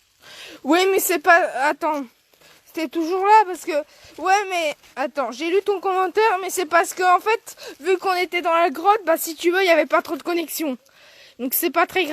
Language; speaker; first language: French; native; French